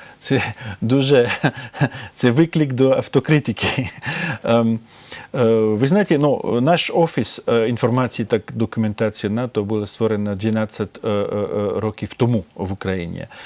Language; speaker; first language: Ukrainian; non-native, fluent; French